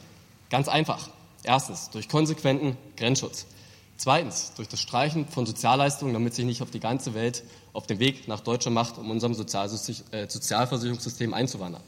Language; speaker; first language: German; native; German